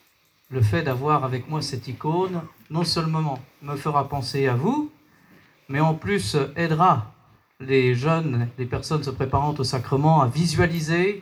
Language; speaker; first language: French; native; French